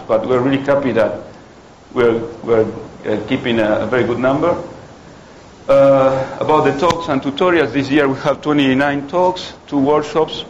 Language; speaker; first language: English; non-native, fluent; Spanish